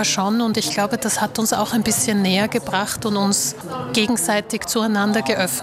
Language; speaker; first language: German; early bilingual, other home language; Slovak